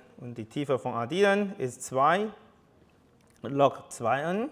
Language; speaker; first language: German; non-native, learner; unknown